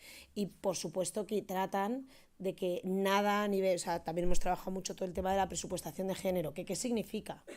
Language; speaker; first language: Spanish; native; Spanish